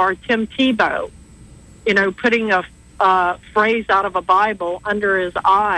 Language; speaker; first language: English; native; English